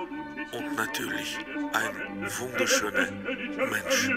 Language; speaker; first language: German; non-native, fluent; Russian